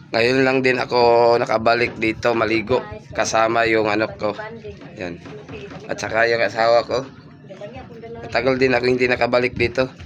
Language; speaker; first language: Filipino; non-native, local second language; Cebuano